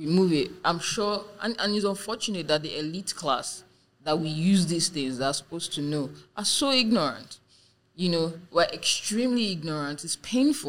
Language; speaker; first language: English; non-native, local second language; Yoruba